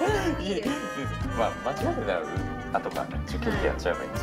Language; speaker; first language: Japanese; native; Japanese